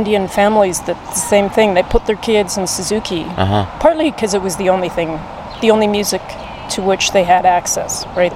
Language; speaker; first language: English; native; English